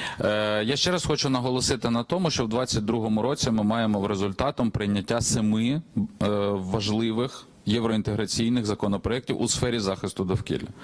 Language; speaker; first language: Ukrainian; native; Ukrainian